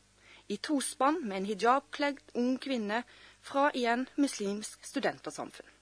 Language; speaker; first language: Norwegian; native; Norwegian